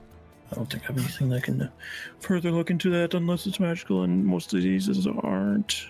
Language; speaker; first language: English; native; English